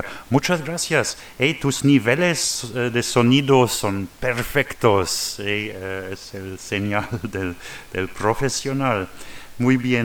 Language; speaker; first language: Spanish; non-native, learner; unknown